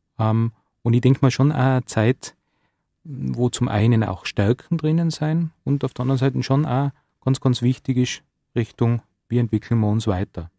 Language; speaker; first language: German; native; German